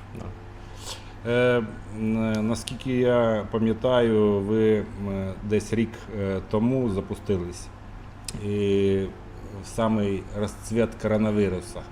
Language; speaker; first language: Ukrainian; non-native, local second language; Russian